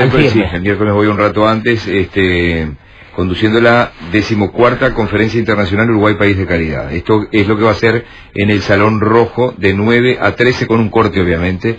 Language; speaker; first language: Spanish; native; Spanish